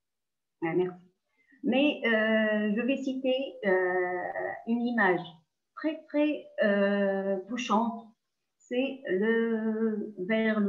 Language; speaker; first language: French; non-native, local second language; Arabic